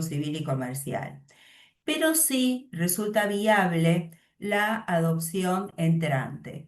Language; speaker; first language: Spanish; native; Spanish